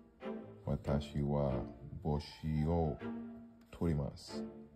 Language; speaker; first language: Japanese; non-native, learner; English